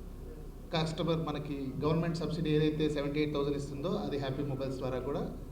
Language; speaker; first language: Telugu; native; Telugu